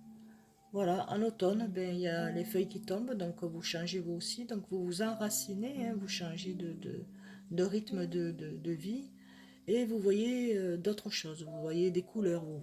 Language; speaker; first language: French; native; French